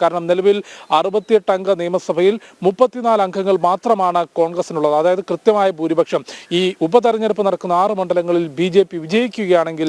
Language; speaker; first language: Malayalam; native; Malayalam